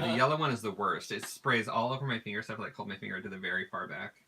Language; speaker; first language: English; native; English